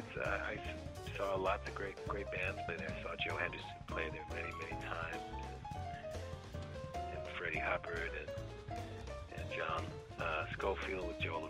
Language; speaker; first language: English; native; English